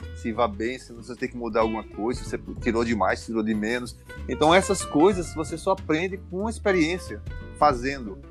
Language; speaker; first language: Portuguese; native; Portuguese